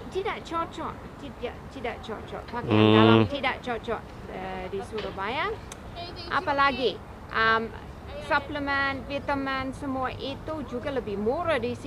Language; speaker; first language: Indonesian; non-native, fluent; English